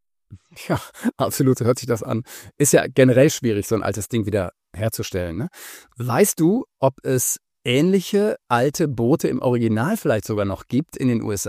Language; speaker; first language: German; native; German